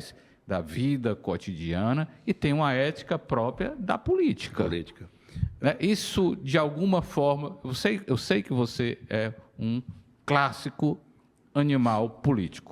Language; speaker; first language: Portuguese; native; Portuguese